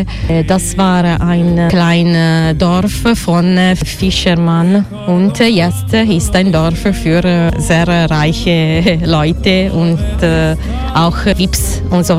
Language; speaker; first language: German; non-native, learner; Italian